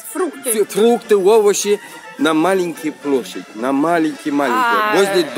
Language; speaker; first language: Russian; non-native, local second language; Romanian